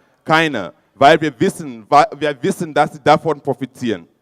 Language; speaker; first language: German; non-native, fluent; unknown